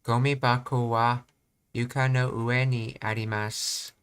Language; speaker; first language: Japanese; non-native, learner; English